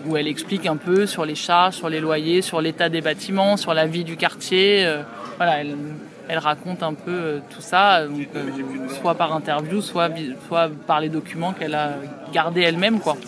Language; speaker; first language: French; native; French